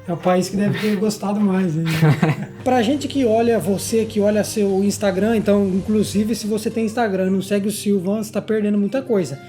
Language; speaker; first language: Portuguese; native; Portuguese